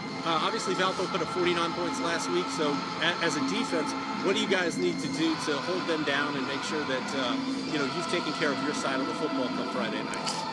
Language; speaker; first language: English; native; English